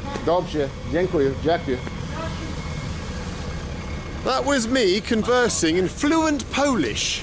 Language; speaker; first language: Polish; non-native, learner; English